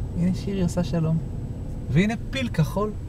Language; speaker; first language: Hebrew; native; Hebrew